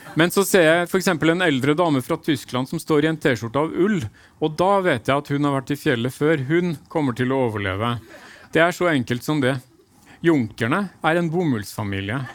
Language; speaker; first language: Norwegian; native; Norwegian